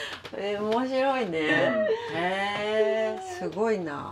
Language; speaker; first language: French; non-native, learner; Japanese